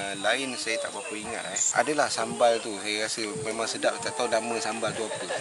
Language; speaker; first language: Malay; native; Malay